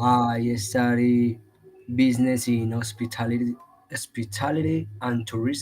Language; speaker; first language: English; non-native, learner; Spanish